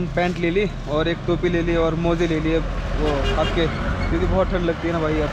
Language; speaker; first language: Hindi; non-native, local second language; Marathi